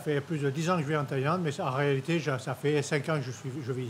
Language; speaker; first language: French; native; French